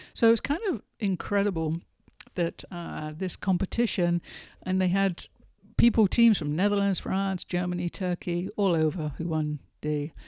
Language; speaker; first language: English; native; English